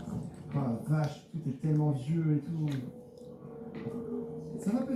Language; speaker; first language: French; native; French